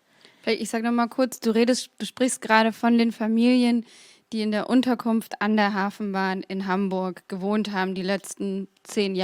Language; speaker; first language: German; native; German